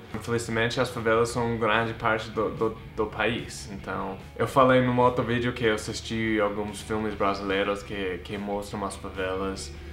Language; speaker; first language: Portuguese; non-native, fluent; English